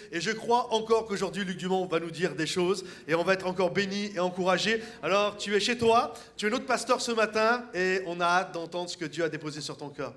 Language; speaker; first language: French; native; French